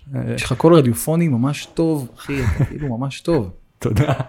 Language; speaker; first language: Hebrew; native; Hebrew